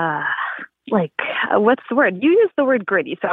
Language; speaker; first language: English; native; English